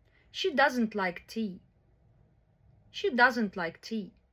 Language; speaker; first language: English; non-native, fluent; Ukrainian